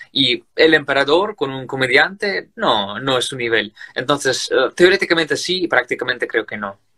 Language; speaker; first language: Spanish; non-native, fluent; Russian